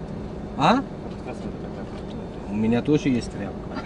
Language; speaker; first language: Russian; non-native, local second language; Uzbek